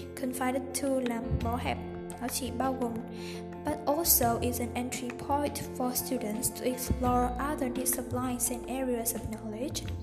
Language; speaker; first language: English; non-native, fluent; Vietnamese